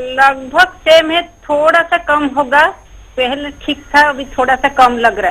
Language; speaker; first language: Hindi; non-native, local second language; Odia